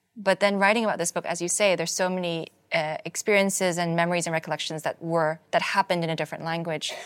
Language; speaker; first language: English; non-native, local second language; Cantonese